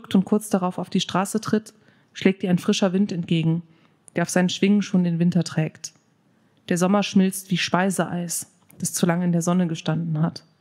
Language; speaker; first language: German; native; German